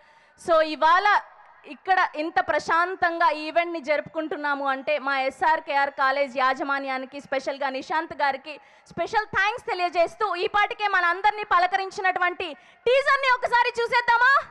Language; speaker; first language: Telugu; native; Telugu